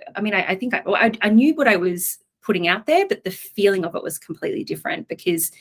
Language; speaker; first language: English; native; English